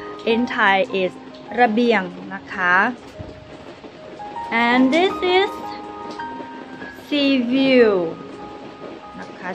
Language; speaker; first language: English; non-native, fluent; Thai